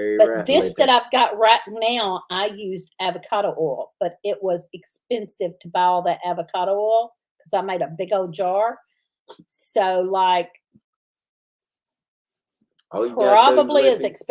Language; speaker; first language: English; native; English